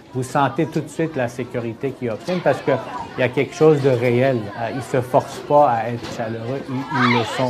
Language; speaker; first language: French; native; French